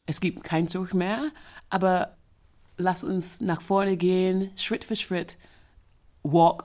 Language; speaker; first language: German; non-native, fluent; English